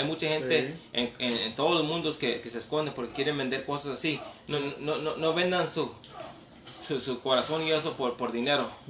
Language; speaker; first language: Spanish; early bilingual, heritage; Spanish